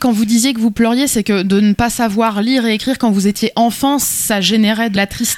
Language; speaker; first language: French; native; French